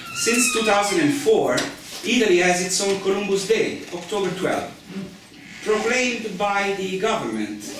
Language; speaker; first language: English; non-native, fluent; Italian